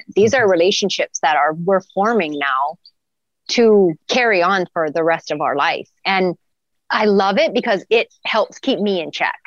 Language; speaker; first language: English; native; English